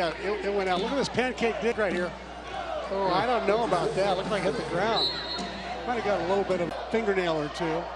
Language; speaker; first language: English; native; English